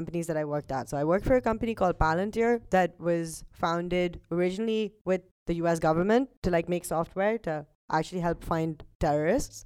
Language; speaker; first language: English; non-native, local second language; Urdu